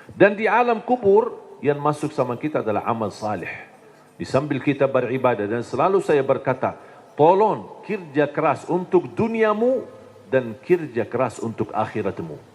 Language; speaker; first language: Indonesian; non-native, fluent; Arabic